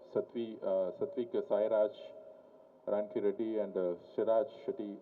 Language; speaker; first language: English; non-native, local second language; Tamil